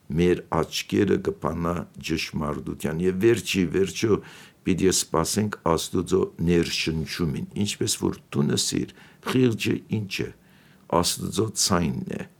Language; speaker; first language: Armenian; native; Armenian